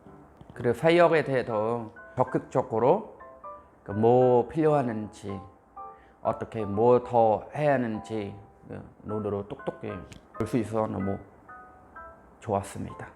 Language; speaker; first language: Korean; non-native, fluent; Khmer